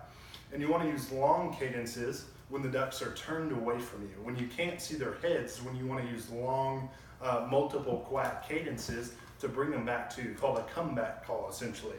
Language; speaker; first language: English; native; English